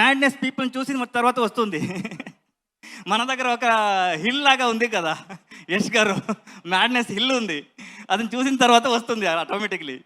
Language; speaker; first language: Telugu; non-native, learner; Kannada